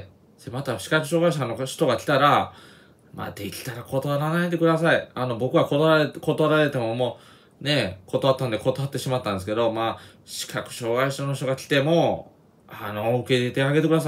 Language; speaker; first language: Japanese; native; Japanese